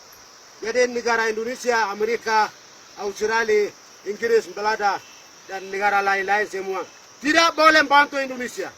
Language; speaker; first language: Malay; non-native, local second language; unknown